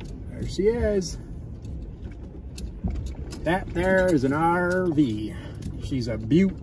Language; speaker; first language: English; native; English